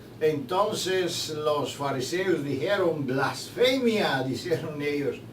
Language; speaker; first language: Spanish; non-native, fluent; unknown